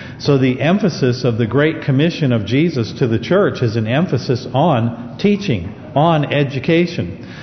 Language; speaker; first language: English; native; English